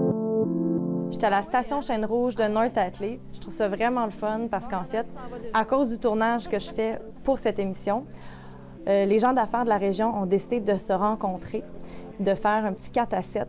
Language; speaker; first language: French; native; French